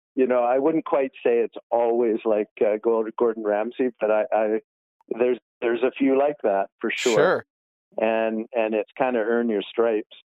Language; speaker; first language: English; native; English